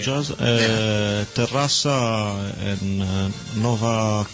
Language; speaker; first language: Spanish; non-native, learner; Italian